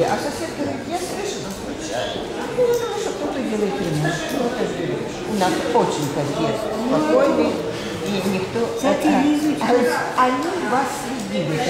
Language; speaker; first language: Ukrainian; non-native, local second language; Russian